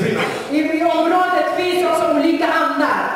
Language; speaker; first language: Swedish; non-native, fluent; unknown